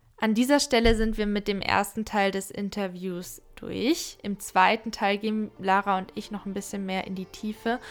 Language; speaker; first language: German; native; German